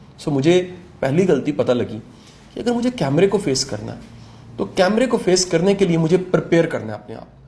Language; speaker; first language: Urdu; non-native, local second language; Punjabi